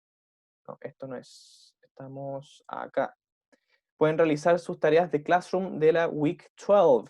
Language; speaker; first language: Spanish; native; Spanish